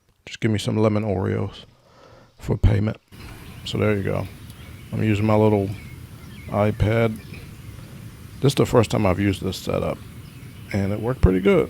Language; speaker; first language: English; native; English